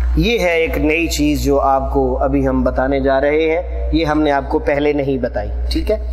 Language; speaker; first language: Urdu; non-native, local second language; Punjabi